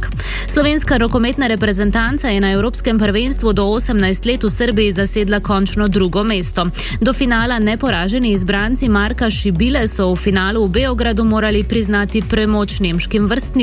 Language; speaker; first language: Slovenian; native; Slovenian